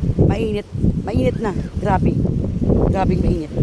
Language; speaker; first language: Filipino; non-native, local second language; Hiligaynon